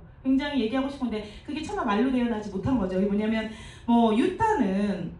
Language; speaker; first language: Korean; native; Korean